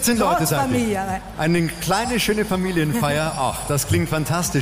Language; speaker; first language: German; native; German